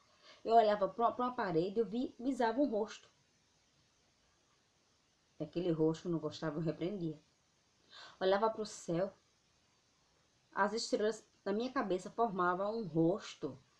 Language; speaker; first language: Portuguese; native; Portuguese